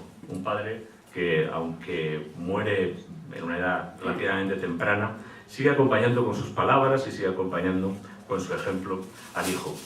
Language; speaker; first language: Spanish; native; Spanish